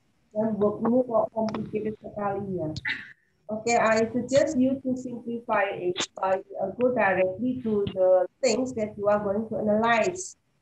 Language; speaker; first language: English; non-native, fluent; Indonesian